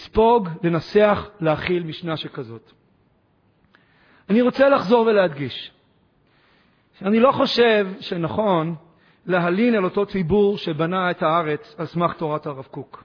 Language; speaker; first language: Hebrew; native; Hebrew